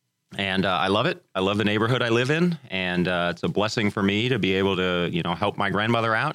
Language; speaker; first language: English; native; English